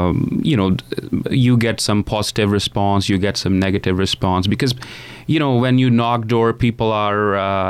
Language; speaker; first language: English; non-native, local second language; Punjabi